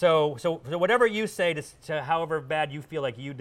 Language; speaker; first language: English; native; English